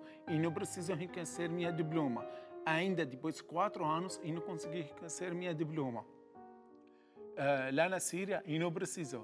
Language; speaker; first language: Portuguese; non-native, learner; Arabic